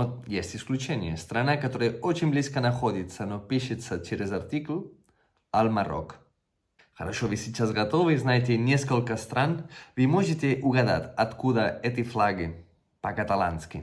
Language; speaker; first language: Russian; non-native, fluent; Catalan